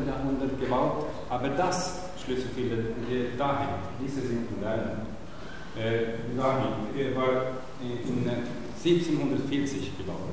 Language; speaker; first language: German; non-native, learner; Swedish